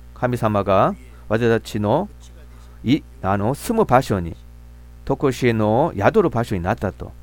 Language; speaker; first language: Japanese; non-native, fluent; Korean